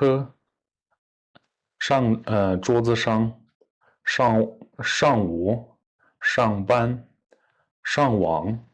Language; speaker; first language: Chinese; non-native, fluent; Kyrgyz